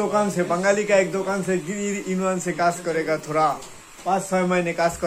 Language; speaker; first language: Hindi; non-native, learner; Bangla